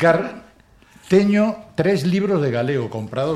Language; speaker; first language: Galician; non-native, learner; Spanish